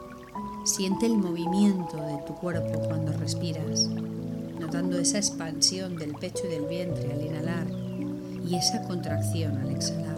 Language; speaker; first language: Spanish; native; Spanish